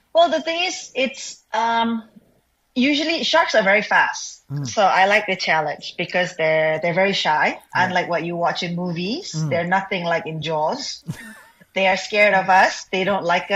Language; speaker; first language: English; non-native, local second language; Malay